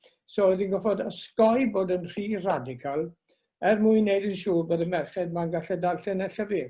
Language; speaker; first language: Welsh; native; Welsh